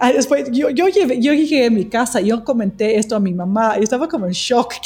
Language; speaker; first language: Spanish; non-native, fluent; English